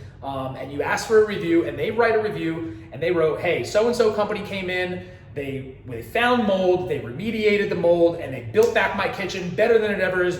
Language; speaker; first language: English; native; English